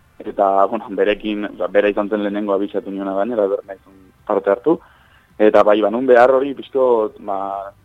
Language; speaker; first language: Basque; native; Basque